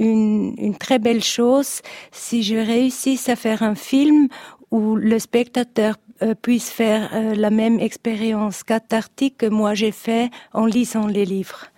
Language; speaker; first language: French; non-native, learner; Italian